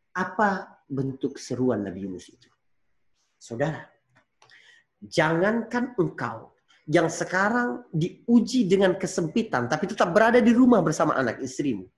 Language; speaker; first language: Indonesian; native; Indonesian